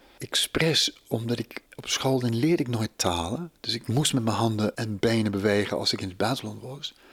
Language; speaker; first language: Dutch; non-native, fluent; English